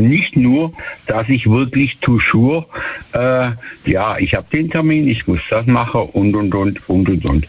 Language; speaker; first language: German; native; German